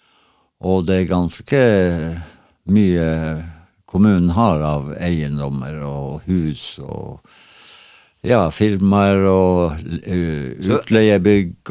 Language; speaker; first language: Swedish; non-native, learner; Norwegian